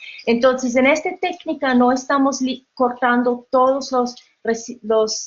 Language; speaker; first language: Spanish; non-native, fluent; English